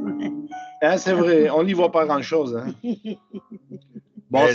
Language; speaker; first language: French; native; French